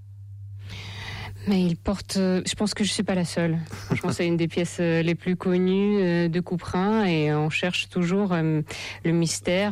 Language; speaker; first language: French; non-native, fluent; Russian